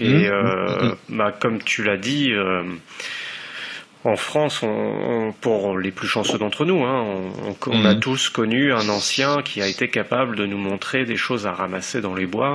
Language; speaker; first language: French; native; French